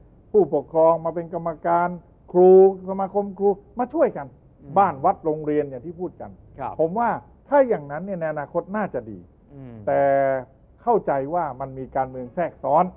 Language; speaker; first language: Thai; native; Thai